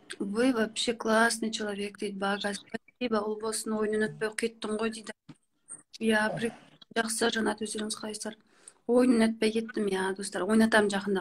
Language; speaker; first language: Kazakh; native; Kazakh